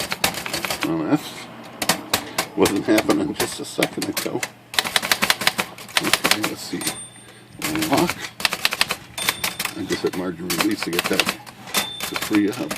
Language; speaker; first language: English; native; English